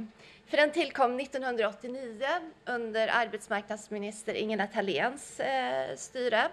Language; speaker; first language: Swedish; native; Swedish